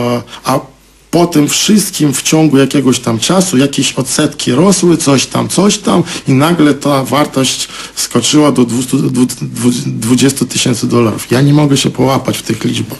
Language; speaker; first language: Polish; non-native, fluent; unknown